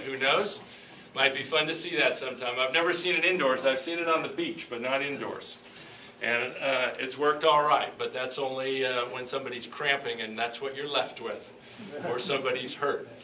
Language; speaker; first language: English; native; English